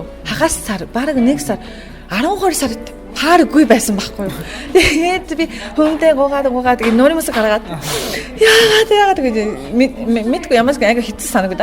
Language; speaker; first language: Mongolian; non-native, fluent; Japanese